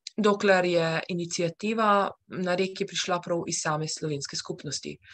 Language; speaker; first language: Slovenian; early bilingual, heritage; Slovenian